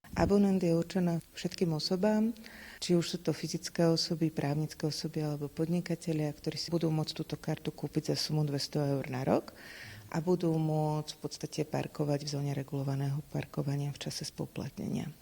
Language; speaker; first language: Slovak; native; Slovak